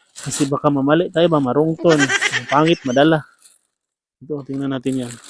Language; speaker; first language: Filipino; non-native, local second language; Cebuano